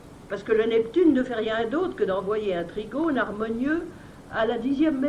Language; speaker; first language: French; native; French